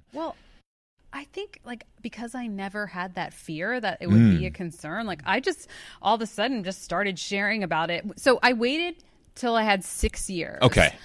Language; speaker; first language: English; native; English